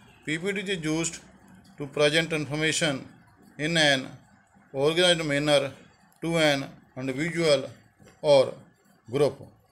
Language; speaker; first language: English; non-native, local second language; Punjabi